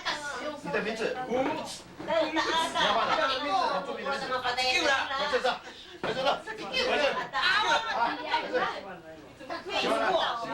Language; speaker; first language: Chinese; non-native, local second language; Amis